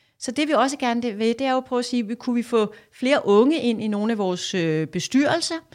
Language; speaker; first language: Danish; native; Danish